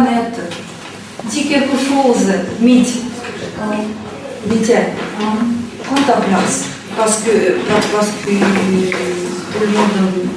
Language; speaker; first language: French; non-native, fluent; Russian